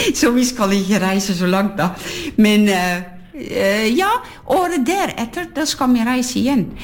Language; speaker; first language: Norwegian; non-native, fluent; Dutch